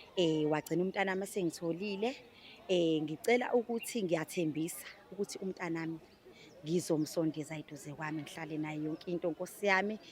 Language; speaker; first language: Zulu; native; Zulu